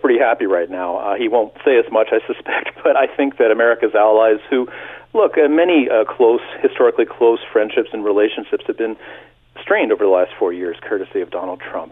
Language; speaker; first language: English; native; English